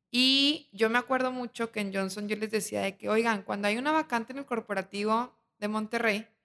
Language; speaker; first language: Spanish; native; Spanish